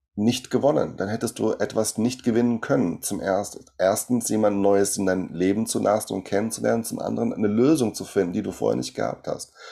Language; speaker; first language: German; early bilingual, other home language; Portuguese